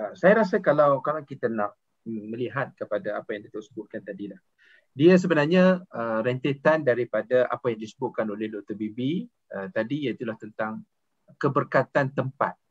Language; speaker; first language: Malay; native; Malay